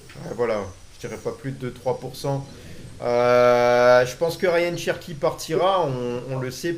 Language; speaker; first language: French; native; French